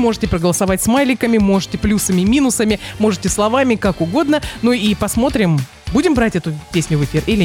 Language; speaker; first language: Russian; native; Russian